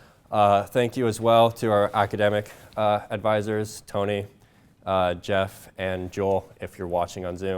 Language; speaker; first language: English; native; English